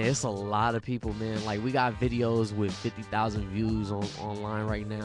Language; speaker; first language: English; native; English